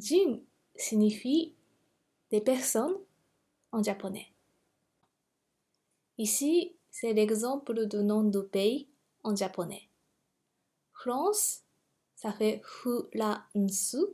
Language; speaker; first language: French; non-native, fluent; Japanese